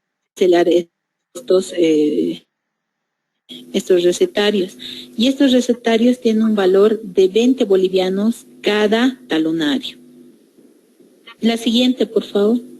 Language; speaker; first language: Spanish; native; Spanish